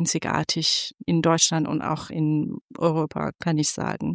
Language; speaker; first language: German; non-native, fluent; Persian